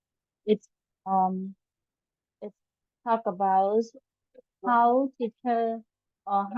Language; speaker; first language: English; non-native, learner; Khmer